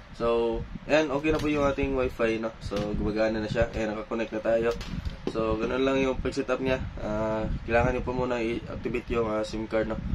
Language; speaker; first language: Filipino; non-native, local second language; Cebuano